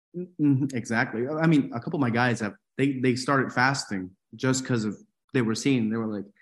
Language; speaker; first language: English; non-native, fluent; Spanish